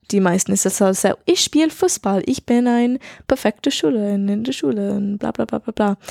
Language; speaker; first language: German; non-native, learner; English